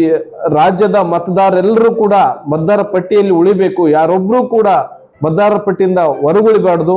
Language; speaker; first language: Kannada; native; Kannada